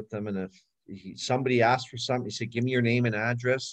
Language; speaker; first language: English; native; English